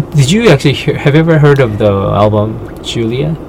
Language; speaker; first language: English; non-native, fluent; Korean